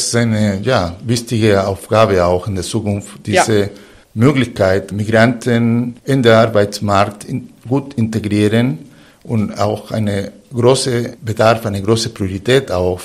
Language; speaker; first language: German; non-native, fluent; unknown